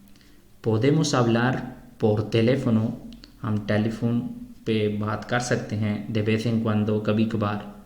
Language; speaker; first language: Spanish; non-native, fluent; Urdu